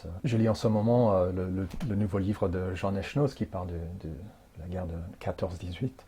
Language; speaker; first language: French; non-native, fluent; English